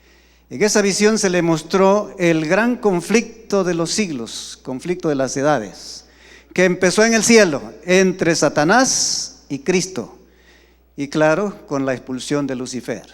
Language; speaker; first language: Spanish; native; Spanish